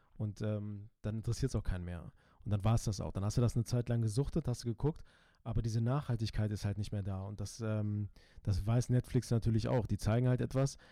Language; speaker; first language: German; early bilingual, other home language; Turkish